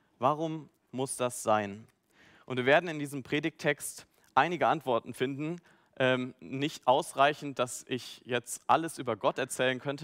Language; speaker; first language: German; native; German